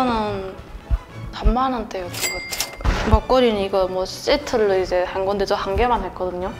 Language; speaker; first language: Korean; native; Korean